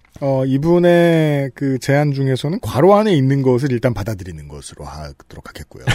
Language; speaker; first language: Korean; native; Korean